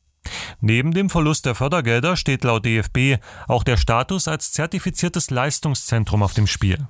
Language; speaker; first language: German; native; German